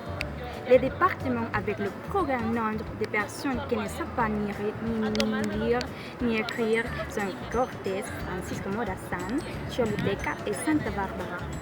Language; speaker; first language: French; non-native, learner; Spanish